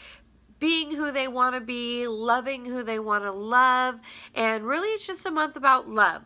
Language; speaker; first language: English; native; English